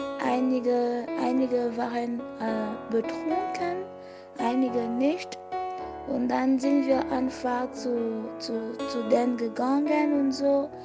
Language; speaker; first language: German; non-native, fluent; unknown